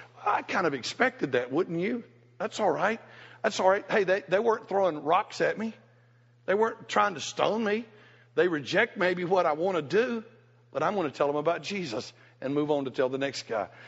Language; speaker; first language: English; native; English